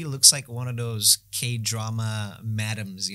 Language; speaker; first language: English; non-native, fluent; Indonesian